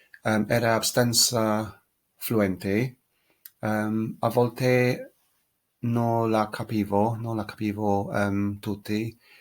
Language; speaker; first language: Italian; non-native, learner; English